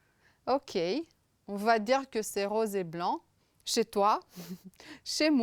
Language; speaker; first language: French; non-native, fluent; Romanian